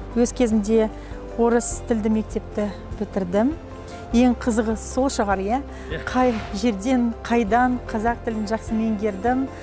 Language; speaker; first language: Kazakh; non-native, local second language; Russian